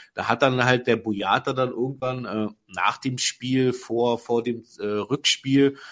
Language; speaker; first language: German; native; German